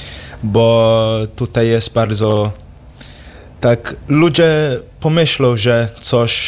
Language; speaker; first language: Polish; early bilingual, heritage; English